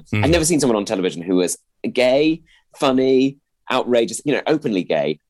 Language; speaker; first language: English; native; English